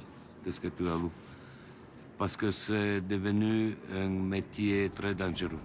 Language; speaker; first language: French; non-native, learner; Italian